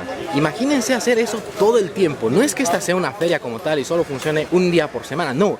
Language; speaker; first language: Spanish; native; Spanish